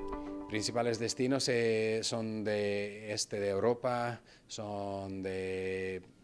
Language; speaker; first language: Spanish; non-native, fluent; Hungarian